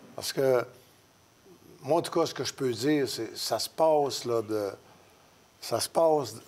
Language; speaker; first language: French; native; French